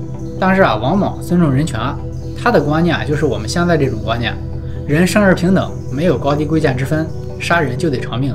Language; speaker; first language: Chinese; native; Chinese